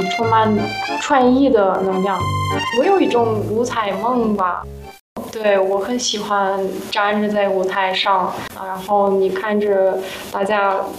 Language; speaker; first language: Chinese; non-native, fluent; Russian